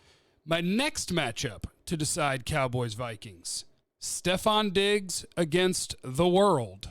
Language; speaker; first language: English; native; English